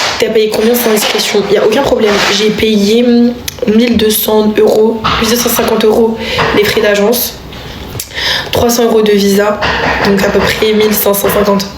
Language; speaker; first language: French; native; French